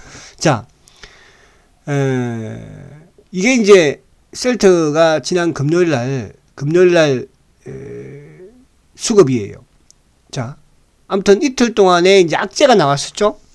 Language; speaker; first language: Korean; native; Korean